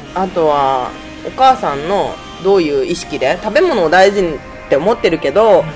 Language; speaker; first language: Japanese; native; Japanese